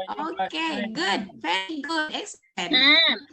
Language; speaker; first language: English; non-native, learner; Indonesian